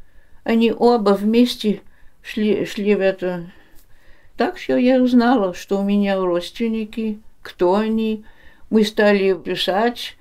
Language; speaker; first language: Russian; early bilingual, heritage; Russian